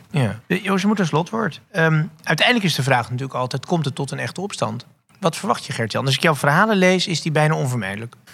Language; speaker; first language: Dutch; native; Dutch